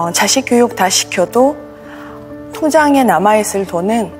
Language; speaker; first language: Korean; non-native, fluent; Russian